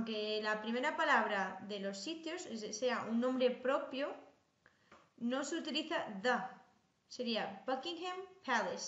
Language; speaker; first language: Spanish; non-native, fluent; English